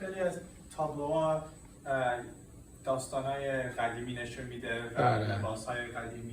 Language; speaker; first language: Persian; non-native, learner; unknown